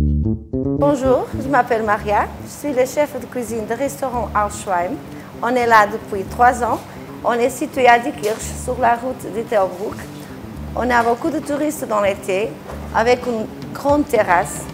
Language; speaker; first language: French; non-native, fluent; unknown